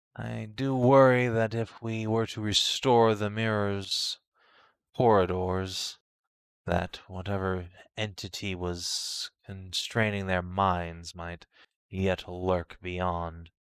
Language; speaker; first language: English; native; English